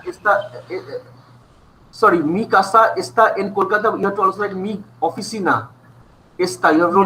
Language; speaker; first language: Spanish; non-native, fluent; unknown